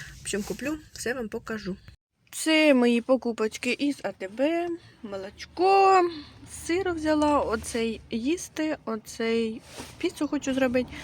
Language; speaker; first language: Ukrainian; non-native, local second language; Russian